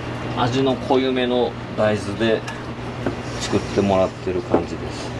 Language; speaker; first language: Japanese; native; Japanese